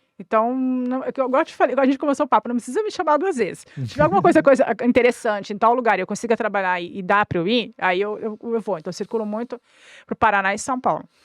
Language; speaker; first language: Portuguese; native; Portuguese